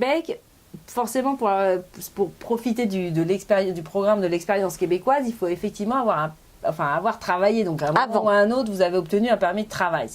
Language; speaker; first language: French; native; French